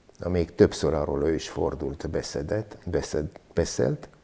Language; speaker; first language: Hungarian; non-native, learner; Armenian